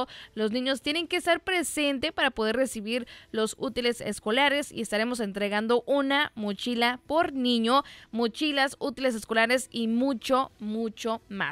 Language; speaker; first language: Spanish; native; Spanish